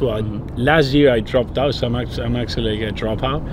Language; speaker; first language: English; non-native, fluent; Spanish